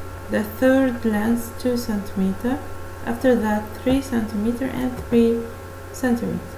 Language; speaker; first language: English; non-native, fluent; Arabic